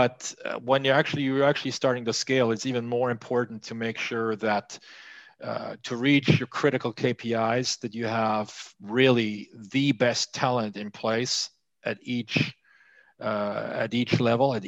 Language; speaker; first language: English; non-native, fluent; Swiss German